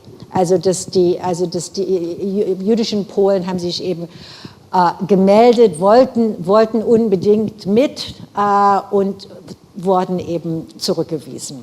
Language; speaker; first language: German; non-native, fluent; English